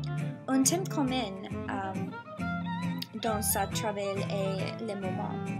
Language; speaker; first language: French; non-native, learner; English